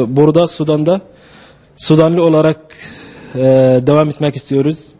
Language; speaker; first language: Turkish; non-native, learner; Arabic